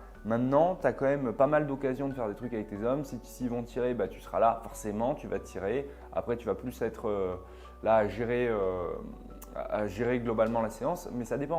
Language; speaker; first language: French; native; French